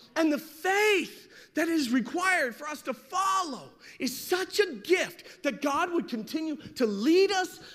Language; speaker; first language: English; native; English